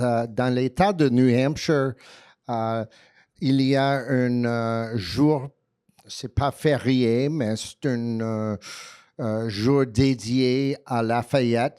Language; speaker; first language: French; early bilingual, heritage; French